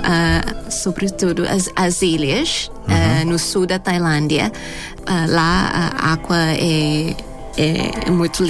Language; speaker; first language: Portuguese; non-native, fluent; Thai